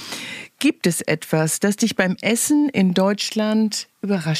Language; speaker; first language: German; native; German